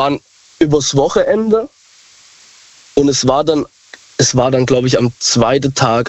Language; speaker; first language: German; native; German